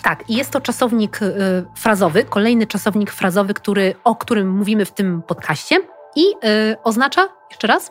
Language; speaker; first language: Polish; early bilingual, heritage; Polish